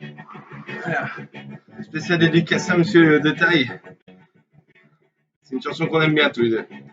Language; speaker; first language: French; native; French